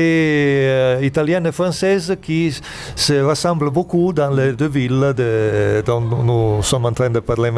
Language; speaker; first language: French; non-native, fluent; Italian